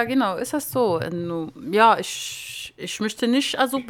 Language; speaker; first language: German; non-native, learner; Arabic